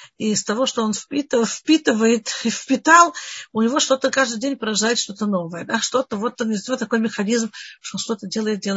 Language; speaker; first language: Russian; early bilingual, heritage; Russian